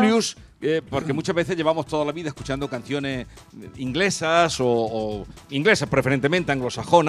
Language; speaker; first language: Spanish; native; Spanish